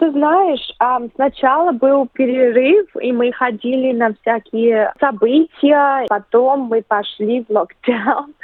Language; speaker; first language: Russian; early bilingual, other home language; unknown